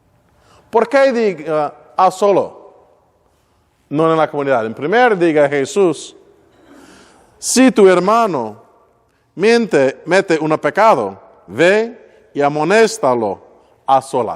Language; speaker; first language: Spanish; non-native, learner; English